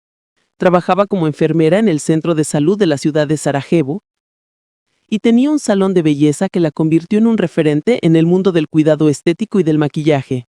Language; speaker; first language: Spanish; native; Spanish